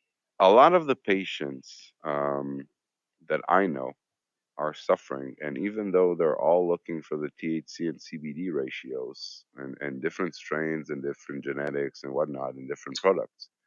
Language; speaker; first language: English; non-native, fluent; Hebrew